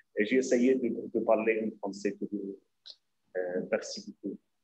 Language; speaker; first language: French; non-native, learner; Arabic